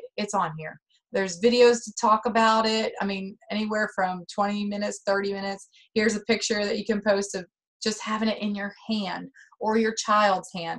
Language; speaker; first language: English; native; English